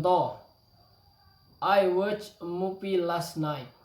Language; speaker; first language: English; non-native, learner; Indonesian